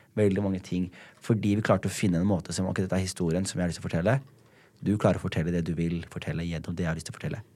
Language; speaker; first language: Norwegian; early bilingual, other home language; Somali